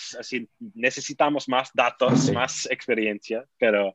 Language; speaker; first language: Spanish; non-native, fluent; English